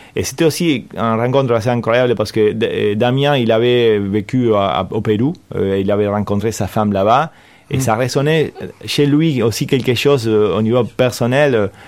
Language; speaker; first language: French; non-native, fluent; Spanish